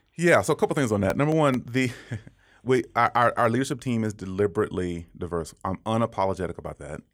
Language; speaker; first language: English; native; English